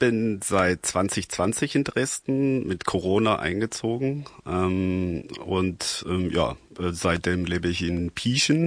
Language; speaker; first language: German; non-native, fluent; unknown